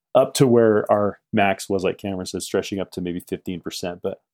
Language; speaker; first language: English; native; English